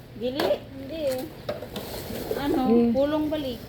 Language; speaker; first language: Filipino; non-native, local second language; Cebuano